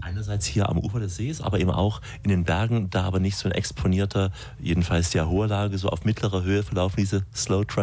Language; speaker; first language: German; native; German